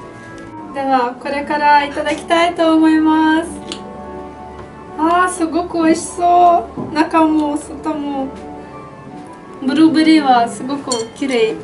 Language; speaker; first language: Japanese; non-native, fluent; Russian